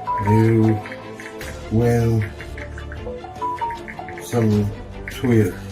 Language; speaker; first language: English; native; English